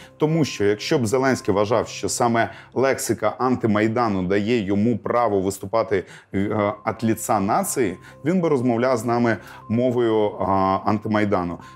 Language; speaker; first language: Ukrainian; non-native, local second language; Russian